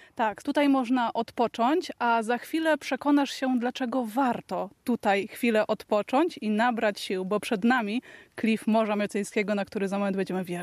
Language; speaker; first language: Polish; native; Polish